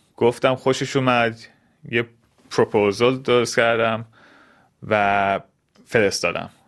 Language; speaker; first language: Persian; early bilingual, heritage; Persian